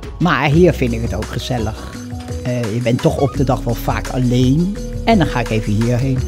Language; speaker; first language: Dutch; native; Dutch